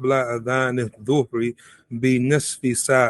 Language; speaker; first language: Arabic; non-native, learner; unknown